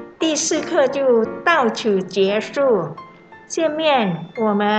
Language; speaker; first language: Chinese; non-native, fluent; Thai